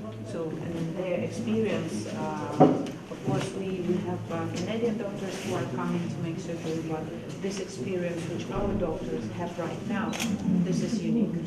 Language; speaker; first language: English; non-native, fluent; Ukrainian